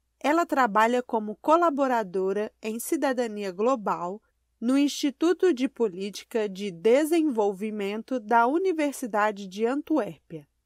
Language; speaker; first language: Portuguese; native; Portuguese